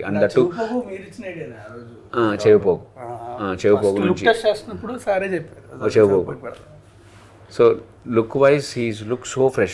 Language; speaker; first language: Telugu; native; Telugu